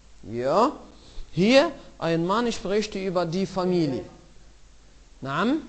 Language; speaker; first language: German; non-native, fluent; Arabic